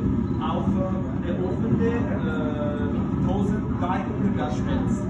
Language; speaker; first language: German; non-native, learner; Italian